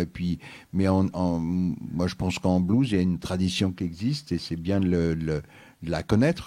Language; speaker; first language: French; native; French